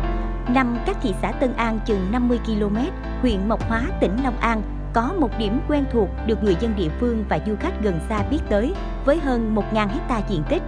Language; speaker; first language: Vietnamese; native; Vietnamese